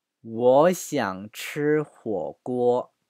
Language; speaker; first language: Chinese; non-native, fluent; Korean